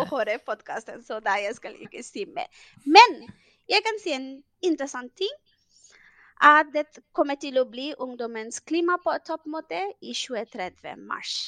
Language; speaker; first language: Norwegian; non-native, fluent; Bangla